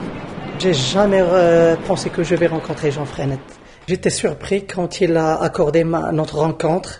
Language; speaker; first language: French; non-native, local second language; Arabic